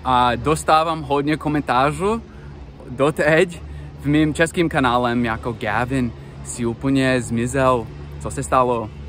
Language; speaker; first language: Czech; non-native, learner; English